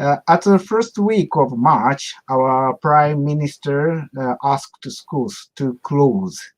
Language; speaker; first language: English; non-native, learner; Japanese